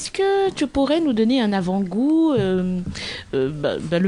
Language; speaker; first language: French; native; French